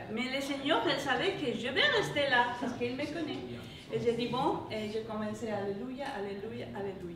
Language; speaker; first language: French; non-native, learner; English